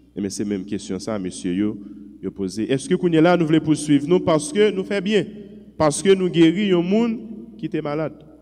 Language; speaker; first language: French; non-native, local second language; Haitian Creole